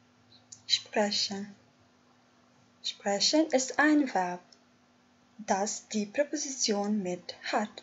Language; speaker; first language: German; non-native, fluent; Albanian